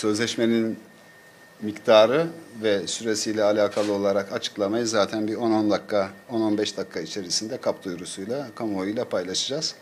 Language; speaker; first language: Turkish; native; Turkish